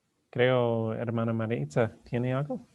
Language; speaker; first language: Spanish; non-native, learner; English